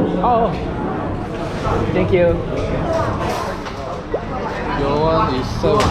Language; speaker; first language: English; non-native, learner; Korean